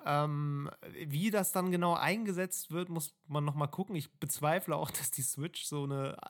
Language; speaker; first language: German; native; German